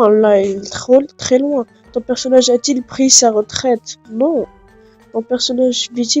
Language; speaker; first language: French; non-native, local second language; Arabic